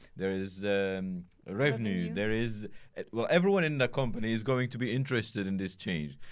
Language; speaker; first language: English; non-native, fluent; Arabic